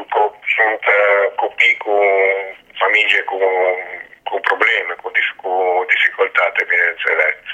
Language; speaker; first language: Romanian; non-native, learner; Italian